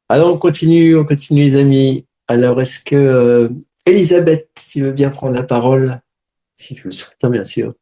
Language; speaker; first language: French; native; French